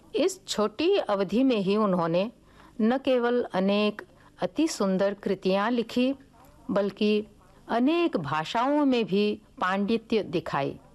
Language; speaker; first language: Hindi; non-native, local second language; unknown